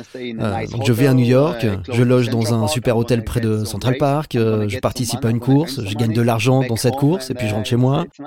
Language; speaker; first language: French; non-native, fluent; Polish